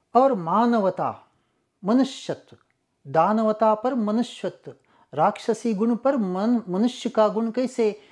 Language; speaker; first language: Hindi; non-native, local second language; Kannada